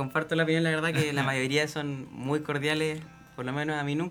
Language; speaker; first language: Spanish; native; Spanish